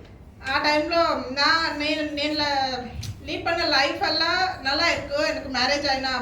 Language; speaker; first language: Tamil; non-native, learner; Telugu